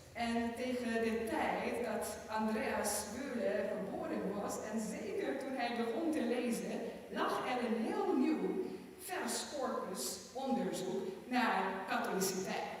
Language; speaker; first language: Dutch; non-native, fluent; German